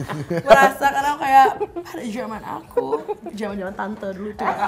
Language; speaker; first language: Indonesian; native; Indonesian